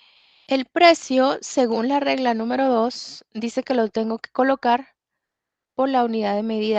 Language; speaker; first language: Spanish; native; Spanish